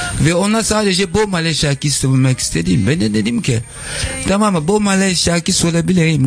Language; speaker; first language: Turkish; non-native, learner; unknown